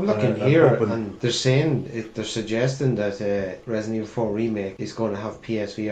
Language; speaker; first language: English; native; English